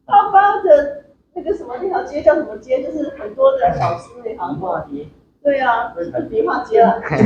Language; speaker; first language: Chinese; native; Chinese